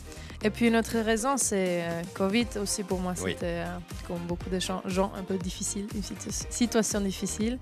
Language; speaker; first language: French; non-native, local second language; German